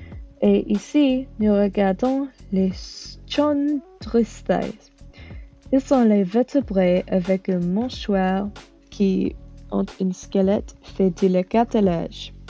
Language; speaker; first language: French; non-native, learner; English